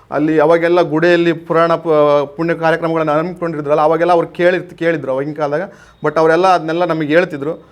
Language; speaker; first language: Kannada; native; Kannada